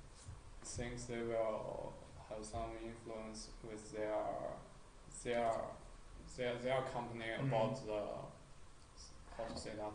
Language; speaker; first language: English; non-native, learner; Chinese